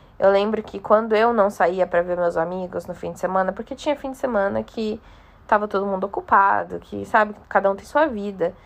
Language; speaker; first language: Portuguese; native; Portuguese